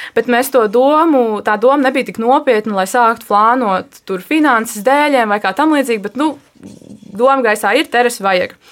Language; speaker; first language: Latvian; native; Latvian